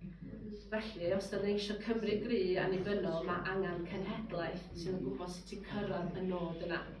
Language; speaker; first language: Welsh; native; Welsh